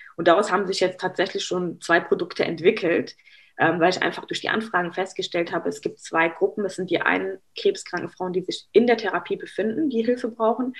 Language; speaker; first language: German; early bilingual, other home language; Arabic